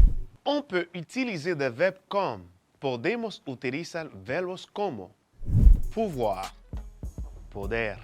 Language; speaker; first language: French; non-native, fluent; Spanish